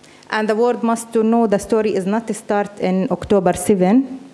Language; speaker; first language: English; non-native, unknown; Arabic